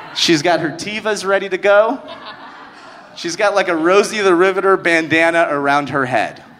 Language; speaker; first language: English; early bilingual, other home language; Spanish